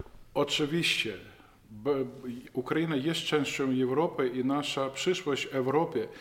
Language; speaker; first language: Polish; non-native, fluent; Ukrainian